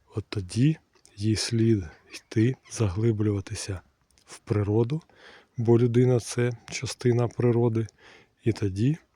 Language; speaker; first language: Ukrainian; non-native, local second language; Russian